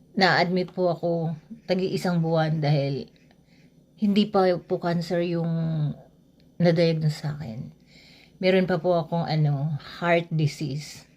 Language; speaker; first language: Filipino; native; Filipino